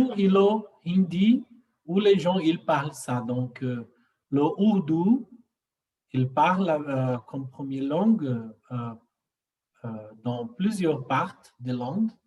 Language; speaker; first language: French; non-native, fluent; Portuguese